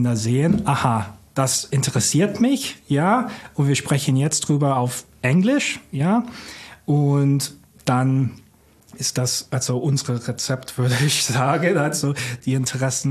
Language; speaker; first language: German; non-native, fluent; English